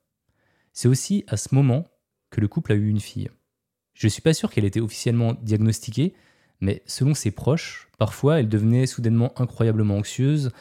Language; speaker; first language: French; native; French